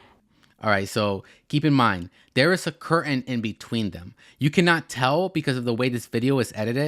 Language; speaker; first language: English; native; English